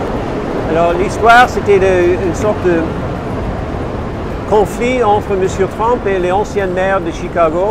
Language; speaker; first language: French; non-native, fluent; English